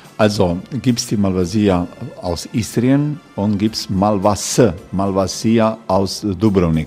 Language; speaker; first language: German; non-native, learner; Croatian